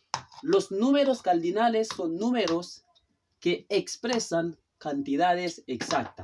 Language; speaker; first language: Spanish; non-native, fluent; Haitian Creole